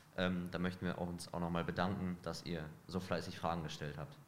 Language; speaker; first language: German; native; German